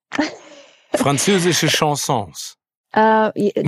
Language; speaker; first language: German; native; German